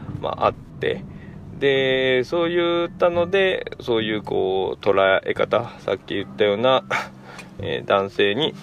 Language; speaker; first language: Japanese; native; Japanese